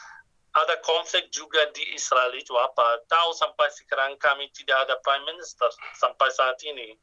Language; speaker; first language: Indonesian; non-native, fluent; Arabic